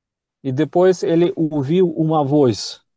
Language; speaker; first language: Portuguese; non-native, learner; Russian